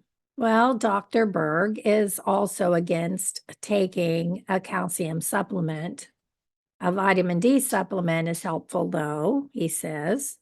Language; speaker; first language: English; native; English